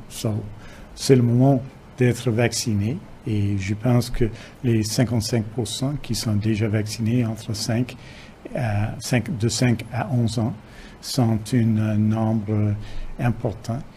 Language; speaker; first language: French; non-native, fluent; English